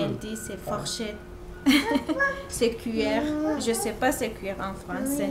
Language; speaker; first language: French; non-native, learner; Kurdish